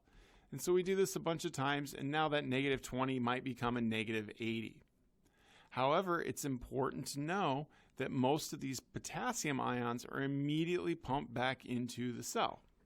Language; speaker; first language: English; native; English